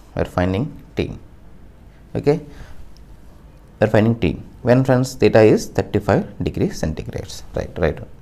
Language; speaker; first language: English; non-native, local second language; Telugu